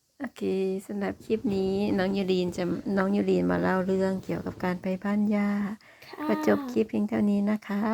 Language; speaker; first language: Thai; native; Thai